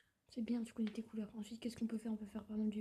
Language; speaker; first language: French; native; French